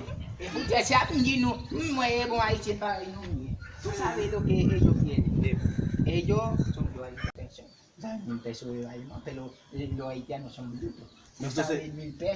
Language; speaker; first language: Spanish; non-native, learner; Haitian Creole